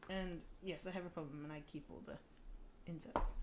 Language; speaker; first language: English; native; English